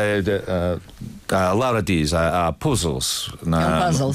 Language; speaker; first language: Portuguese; non-native, learner; English